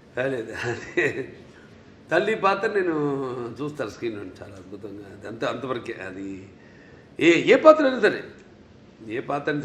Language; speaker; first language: Telugu; native; Telugu